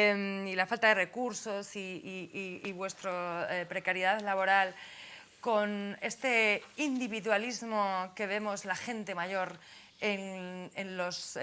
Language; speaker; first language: Spanish; native; Spanish